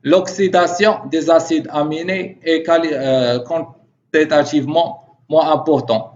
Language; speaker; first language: French; non-native, local second language; Arabic